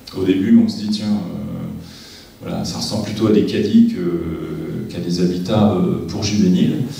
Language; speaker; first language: French; native; French